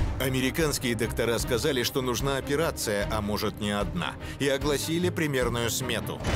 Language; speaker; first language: Russian; native; Russian